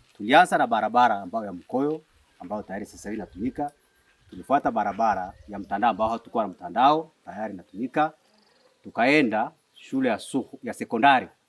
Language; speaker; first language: Swahili; non-native, local second language; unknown